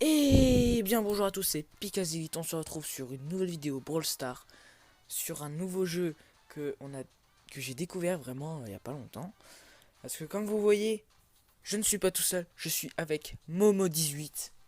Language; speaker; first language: French; native; French